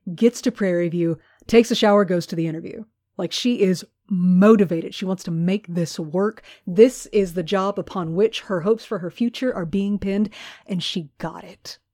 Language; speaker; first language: English; native; English